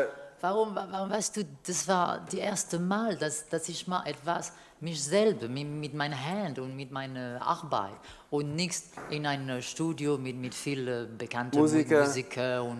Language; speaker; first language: German; non-native, learner; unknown